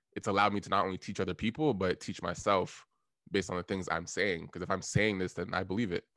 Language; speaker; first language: English; native; English